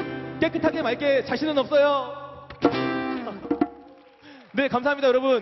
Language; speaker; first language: Korean; native; Korean